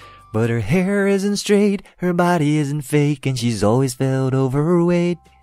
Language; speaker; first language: English; early bilingual, other home language; Chinese